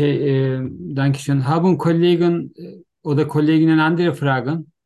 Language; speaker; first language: German; non-native, learner; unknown